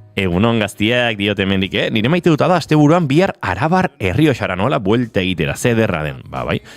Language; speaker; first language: Basque; non-native, local second language; Spanish